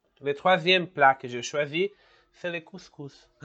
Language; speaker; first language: French; non-native, learner; Portuguese